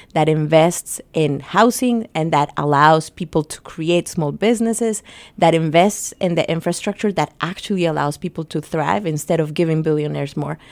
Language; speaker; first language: English; early bilingual, other home language; Spanish